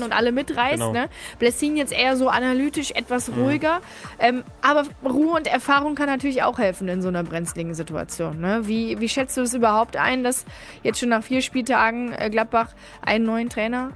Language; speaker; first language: German; native; German